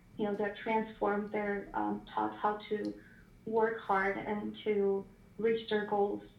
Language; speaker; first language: English; non-native, fluent; Ukrainian